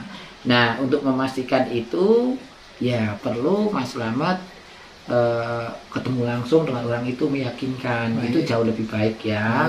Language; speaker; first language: Indonesian; native; Indonesian